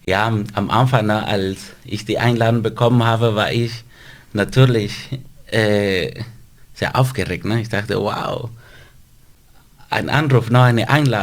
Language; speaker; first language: German; non-native, fluent; Spanish